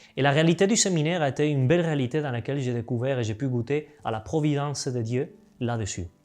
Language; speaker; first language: French; non-native, fluent; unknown